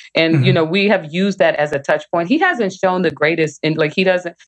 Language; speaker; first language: English; native; English